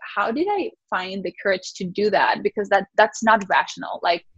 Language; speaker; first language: English; early bilingual, other home language; Spanish